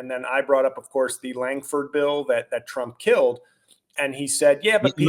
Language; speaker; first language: English; native; English